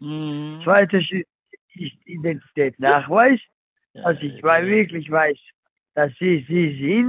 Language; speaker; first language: German; non-native, learner; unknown